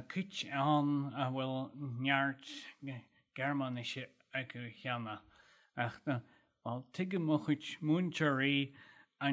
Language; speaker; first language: Irish; non-native, learner; German